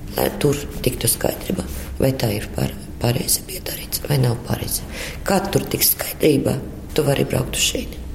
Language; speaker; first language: Latvian; non-native, local second language; Russian